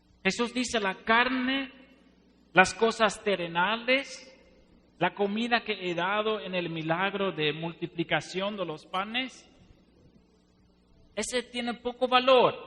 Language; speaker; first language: Spanish; non-native, fluent; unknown